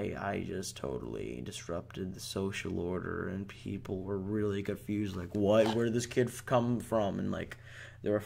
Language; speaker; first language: English; native; English